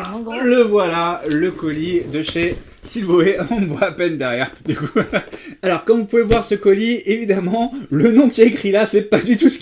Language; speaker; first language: French; native; French